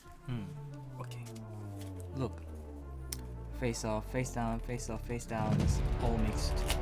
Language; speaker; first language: English; non-native, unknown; Korean